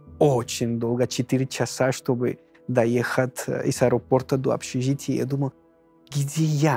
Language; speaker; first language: Russian; non-native, fluent; Spanish